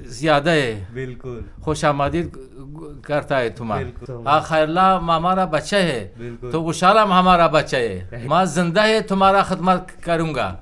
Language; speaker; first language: Hindi; non-native, learner; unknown